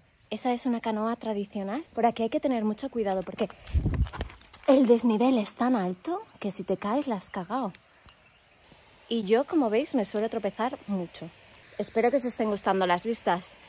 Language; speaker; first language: Spanish; native; Spanish